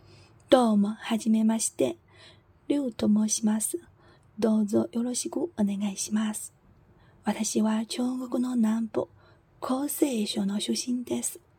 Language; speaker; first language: Japanese; non-native, fluent; Chinese